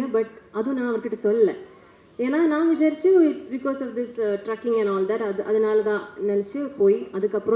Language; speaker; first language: Tamil; non-native, learner; Malayalam